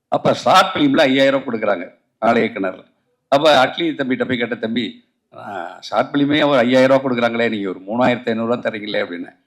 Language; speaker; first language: Tamil; native; Tamil